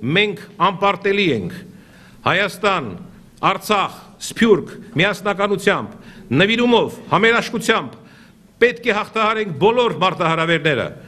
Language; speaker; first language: Armenian; native; Armenian